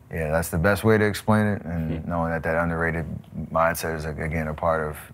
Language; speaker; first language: English; native; English